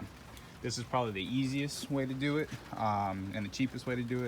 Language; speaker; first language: English; native; English